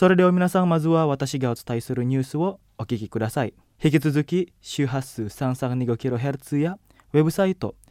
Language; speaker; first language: Japanese; non-native, fluent; Indonesian